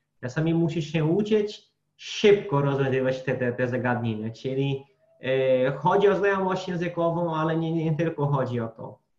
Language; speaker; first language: Polish; non-native, fluent; Portuguese